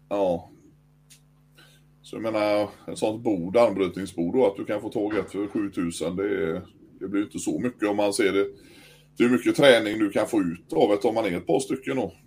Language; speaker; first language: Swedish; native; Swedish